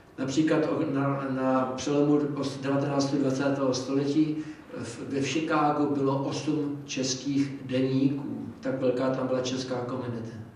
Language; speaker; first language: Czech; native; Czech